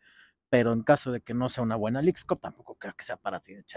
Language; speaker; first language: Spanish; native; Spanish